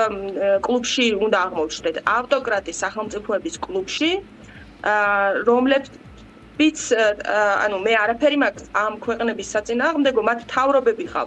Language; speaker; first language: Georgian; native; Georgian